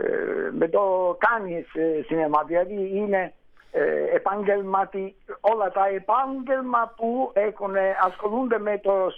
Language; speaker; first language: Greek; non-native, learner; Italian